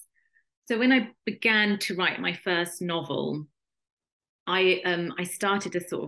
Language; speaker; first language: English; native; English